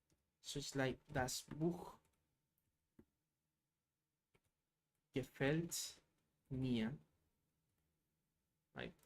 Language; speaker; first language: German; non-native, learner; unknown